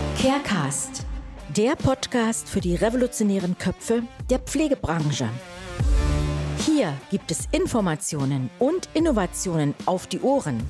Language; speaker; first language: German; native; German